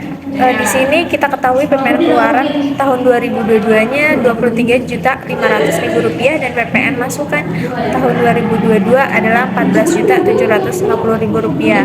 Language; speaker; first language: Indonesian; native; Indonesian